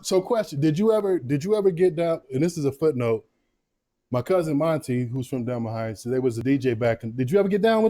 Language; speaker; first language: English; native; English